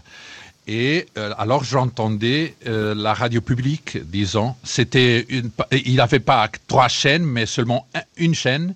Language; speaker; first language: French; non-native, fluent; Portuguese